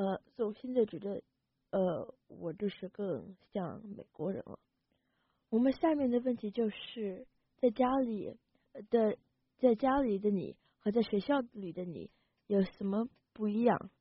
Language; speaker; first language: Chinese; early bilingual, heritage; Chinese